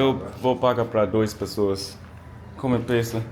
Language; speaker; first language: Portuguese; non-native, learner; English